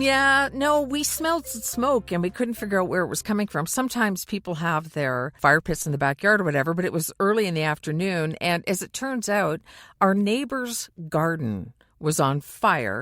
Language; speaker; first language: English; native; English